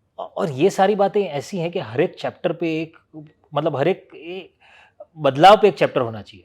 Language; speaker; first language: Hindi; non-native, local second language; Gujarati